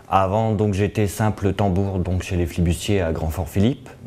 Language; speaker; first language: French; native; French